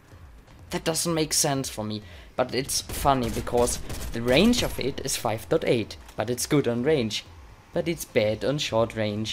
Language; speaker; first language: English; non-native, fluent; Swiss German